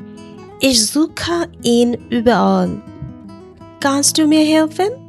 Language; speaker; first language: German; non-native, learner; Bangla